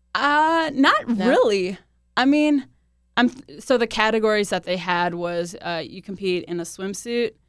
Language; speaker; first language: English; early bilingual, other home language; Hindi